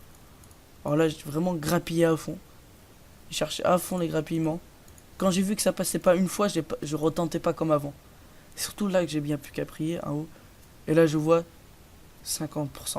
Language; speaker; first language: French; native; French